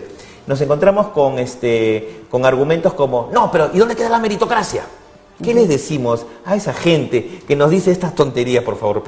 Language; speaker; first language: Spanish; native; Spanish